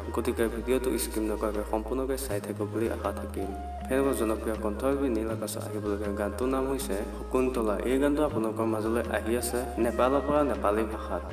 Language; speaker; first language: Assamese; native; Assamese